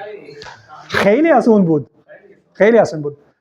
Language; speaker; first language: Persian; non-native, fluent; Urdu